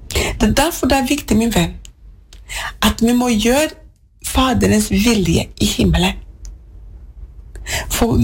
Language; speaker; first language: Norwegian; non-native, fluent; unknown